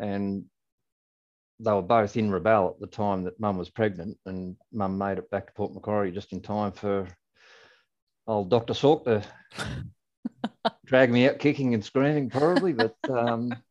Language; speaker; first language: English; native; English